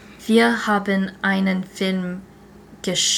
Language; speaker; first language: German; non-native, learner; English